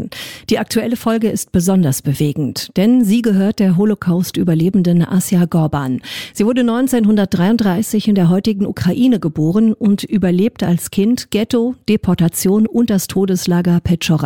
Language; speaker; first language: German; native; German